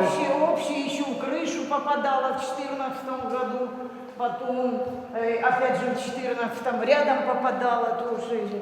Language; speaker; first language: Russian; native; Russian